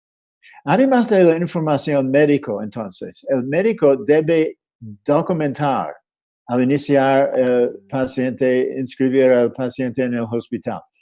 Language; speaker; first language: Spanish; non-native, fluent; English